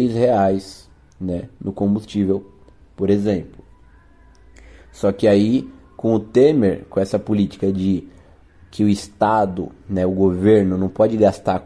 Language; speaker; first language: Portuguese; native; Portuguese